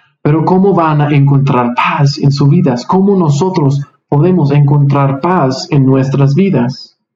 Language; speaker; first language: Spanish; non-native, fluent; English